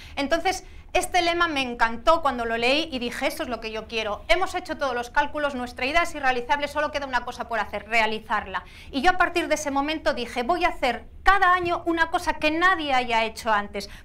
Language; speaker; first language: Spanish; native; Spanish